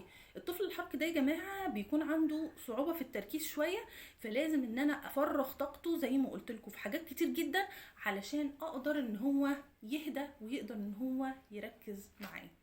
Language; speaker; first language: Arabic; native; Arabic